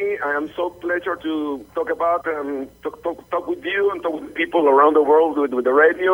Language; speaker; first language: English; non-native, learner; Spanish